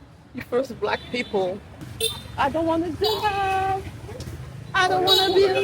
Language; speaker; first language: English; non-native, learner; French